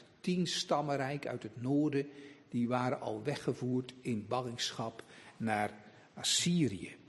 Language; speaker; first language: Dutch; native; Dutch